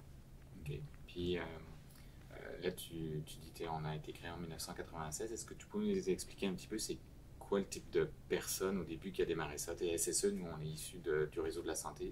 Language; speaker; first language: French; native; French